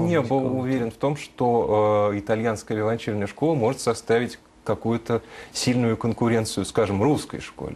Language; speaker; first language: Russian; native; Russian